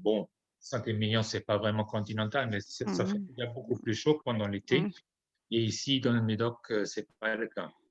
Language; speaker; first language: French; non-native, fluent; German